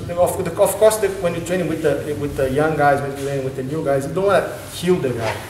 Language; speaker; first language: English; non-native, learner; Portuguese